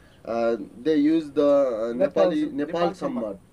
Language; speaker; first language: English; non-native, learner; Newari